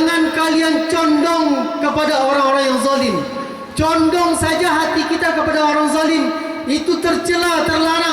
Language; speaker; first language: Indonesian; native; Indonesian